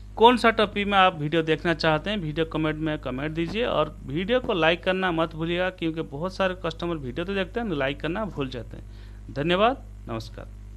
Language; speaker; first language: Hindi; non-native, local second language; Odia